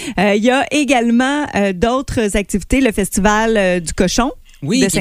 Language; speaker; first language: French; native; French